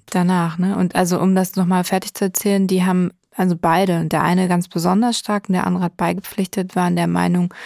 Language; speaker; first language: German; native; German